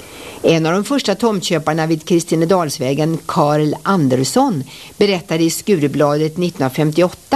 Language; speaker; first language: Swedish; native; Swedish